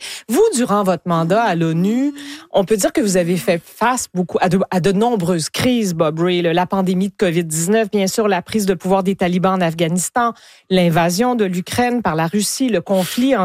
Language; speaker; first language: French; native; French